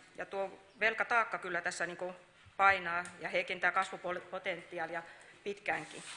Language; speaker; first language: Finnish; native; Finnish